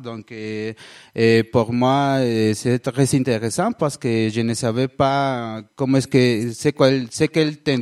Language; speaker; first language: French; non-native, learner; Spanish